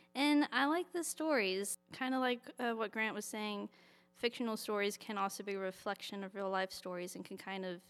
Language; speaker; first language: English; native; English